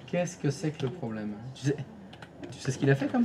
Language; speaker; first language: French; native; French